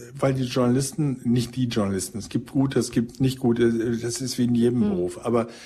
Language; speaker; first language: German; native; German